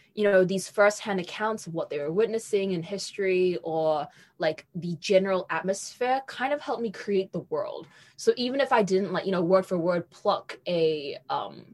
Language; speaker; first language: English; native; English